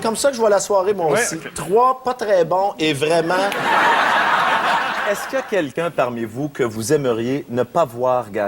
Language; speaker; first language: French; native; French